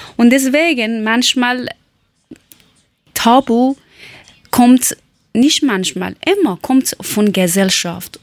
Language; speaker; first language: German; non-native, learner; Persian